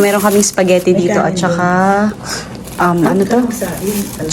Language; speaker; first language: Filipino; native; Filipino